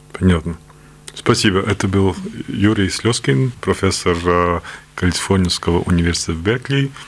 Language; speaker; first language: Russian; non-native, local second language; Latvian